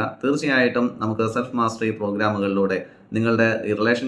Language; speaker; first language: Malayalam; native; Malayalam